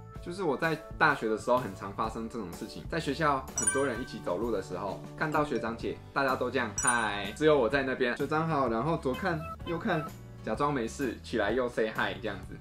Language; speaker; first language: Chinese; non-native, fluent; Korean